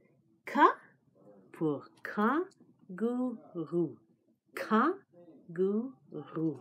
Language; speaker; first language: French; non-native, fluent; English